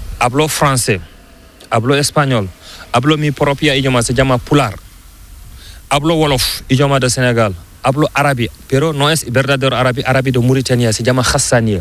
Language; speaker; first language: Spanish; non-native, learner; Fula